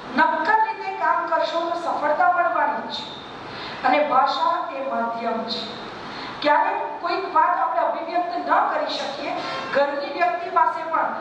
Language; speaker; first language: Gujarati; native; Gujarati